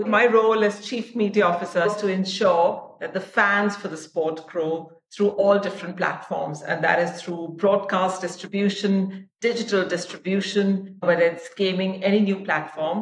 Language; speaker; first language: English; non-native, local second language; Hindi